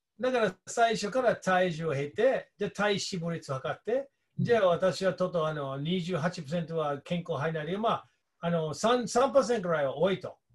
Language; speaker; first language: Japanese; non-native, fluent; English